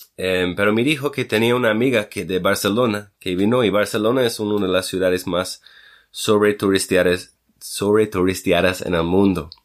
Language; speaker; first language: Spanish; non-native, fluent; English